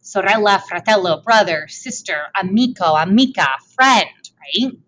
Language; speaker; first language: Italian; non-native, fluent; English